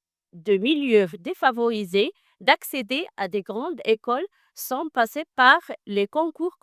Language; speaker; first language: French; non-native, learner; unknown